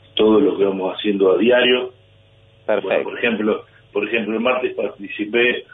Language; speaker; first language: Spanish; native; Spanish